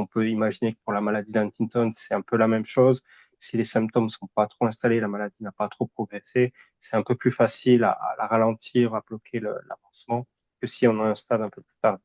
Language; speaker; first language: French; native; French